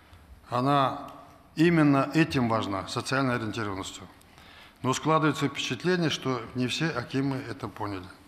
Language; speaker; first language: Russian; non-native, local second language; Kazakh